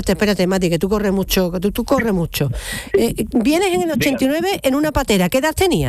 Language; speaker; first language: Spanish; native; Spanish